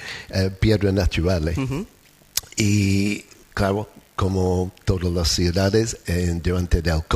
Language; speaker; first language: Spanish; non-native, fluent; English